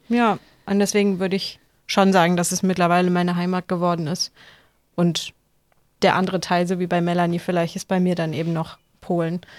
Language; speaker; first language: German; native; German